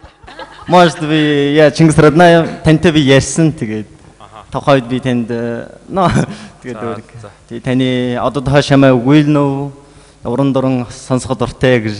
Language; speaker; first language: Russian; non-native, local second language; Buriat